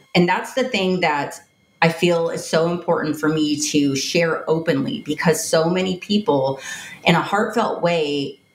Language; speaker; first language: English; native; English